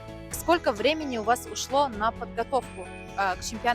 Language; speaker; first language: Russian; native; Russian